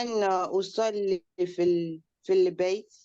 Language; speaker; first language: Arabic; non-native, learner; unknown